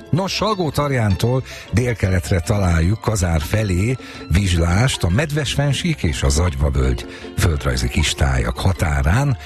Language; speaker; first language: Hungarian; native; Hungarian